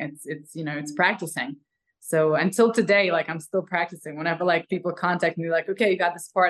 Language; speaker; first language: English; non-native, fluent; Ukrainian